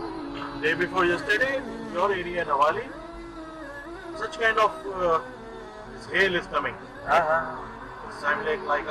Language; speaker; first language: English; non-native, fluent; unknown